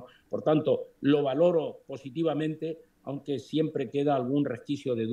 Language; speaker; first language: Spanish; native; Spanish